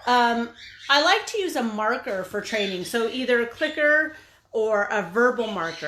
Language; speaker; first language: English; native; English